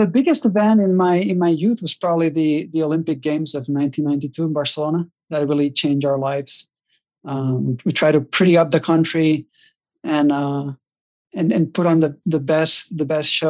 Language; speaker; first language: English; non-native, fluent; Catalan